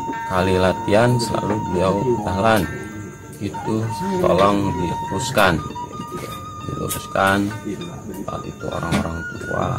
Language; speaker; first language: Indonesian; native; Indonesian